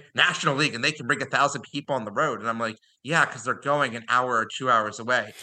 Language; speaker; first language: English; native; English